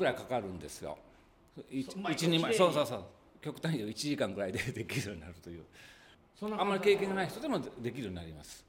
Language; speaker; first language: Japanese; native; Japanese